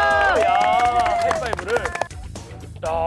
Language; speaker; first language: Korean; native; Korean